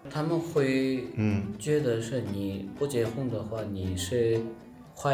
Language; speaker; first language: Chinese; non-native, learner; Turkmen